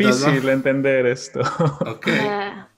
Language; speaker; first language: Italian; non-native, learner; Spanish